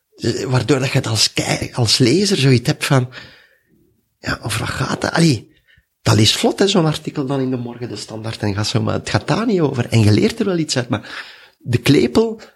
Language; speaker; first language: Dutch; native; Dutch